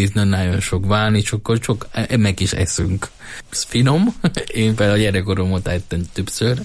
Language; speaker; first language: Hungarian; non-native, learner; Spanish